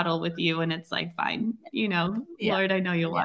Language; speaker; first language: English; native; English